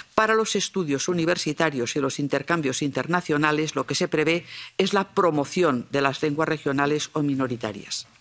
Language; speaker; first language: Spanish; non-native, local second language; Catalan